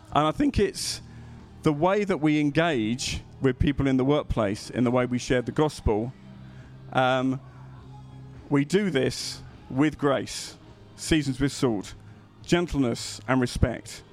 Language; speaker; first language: English; native; English